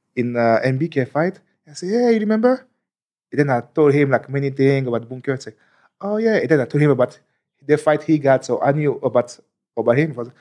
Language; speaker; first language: English; non-native, fluent; French